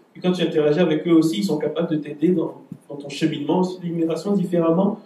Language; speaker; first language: French; native; French